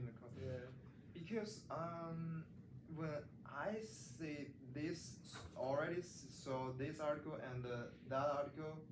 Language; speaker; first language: English; non-native, learner; Chinese